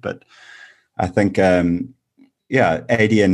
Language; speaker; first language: English; native; English